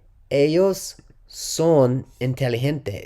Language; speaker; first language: Spanish; non-native, learner; English